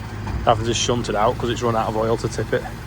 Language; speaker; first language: English; native; English